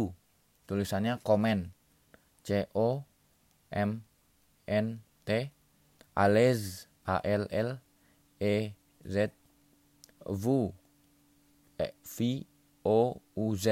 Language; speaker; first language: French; non-native, learner; Indonesian